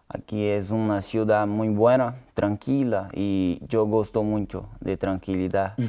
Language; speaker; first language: Spanish; non-native, learner; Portuguese